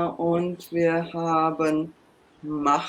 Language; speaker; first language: German; non-native, fluent; English